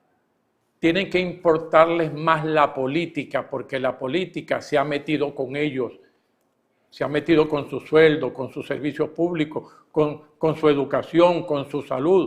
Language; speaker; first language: Spanish; native; Spanish